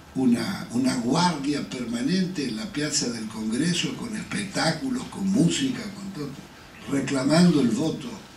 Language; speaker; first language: Italian; non-native, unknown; Spanish